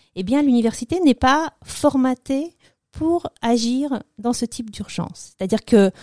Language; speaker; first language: French; early bilingual, other home language; Russian